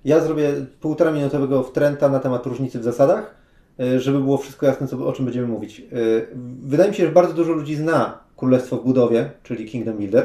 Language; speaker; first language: Polish; native; Polish